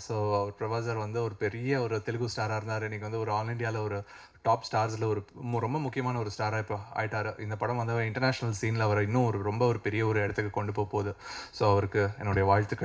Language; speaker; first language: Tamil; native; Tamil